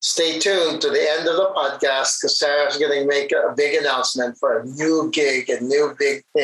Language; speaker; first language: English; non-native, local second language; Hiligaynon